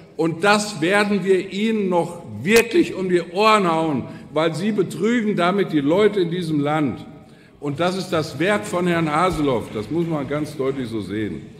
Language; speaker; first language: German; native; German